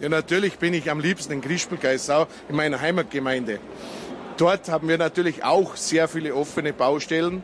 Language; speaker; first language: German; native; German